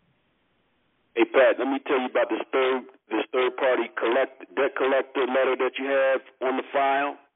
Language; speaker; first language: English; native; English